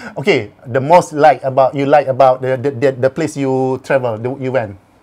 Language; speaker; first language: English; non-native, local second language; Malay